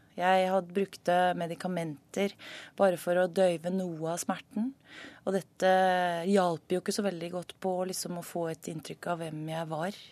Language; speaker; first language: Norwegian; native; Norwegian